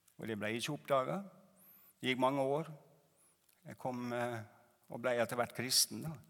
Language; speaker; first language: Norwegian; native; Norwegian